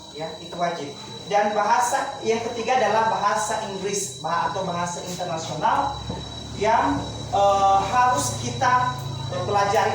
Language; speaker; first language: Indonesian; non-native, local second language; Nias